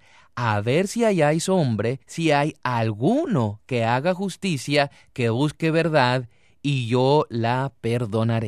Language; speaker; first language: Spanish; native; Spanish